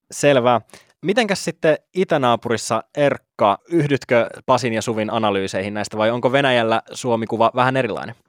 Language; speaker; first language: Finnish; native; Finnish